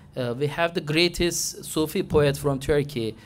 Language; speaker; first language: English; non-native, fluent; Turkish